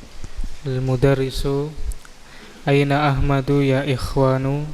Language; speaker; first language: Arabic; non-native, learner; Indonesian